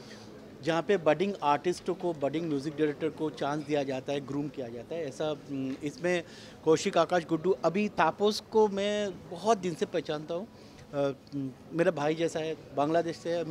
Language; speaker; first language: Hindi; non-native, local second language; Bangla